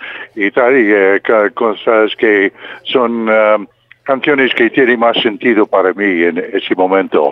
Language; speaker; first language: Spanish; non-native, fluent; English